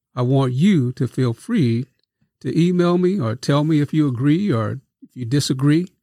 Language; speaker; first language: English; native; English